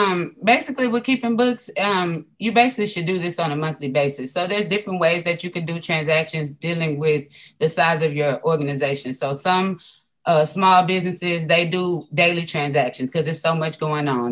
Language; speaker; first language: English; native; English